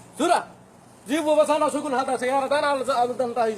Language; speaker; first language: Arabic; non-native, learner; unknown